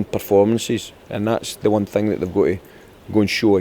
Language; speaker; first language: English; native; English